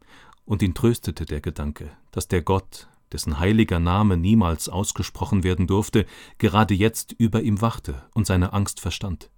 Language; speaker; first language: German; native; German